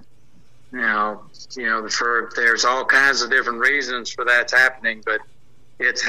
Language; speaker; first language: English; native; English